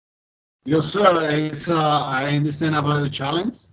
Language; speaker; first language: English; non-native, learner; Spanish